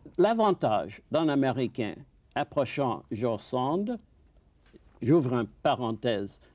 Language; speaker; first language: French; non-native, fluent; English